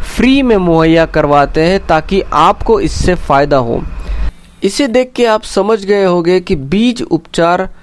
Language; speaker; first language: Hindi; non-native, local second language; Marathi